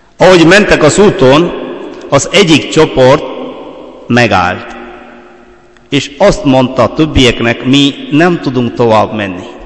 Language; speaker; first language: Hungarian; non-native, fluent; Malayalam